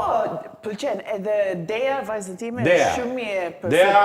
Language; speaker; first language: Albanian; non-native, learner; English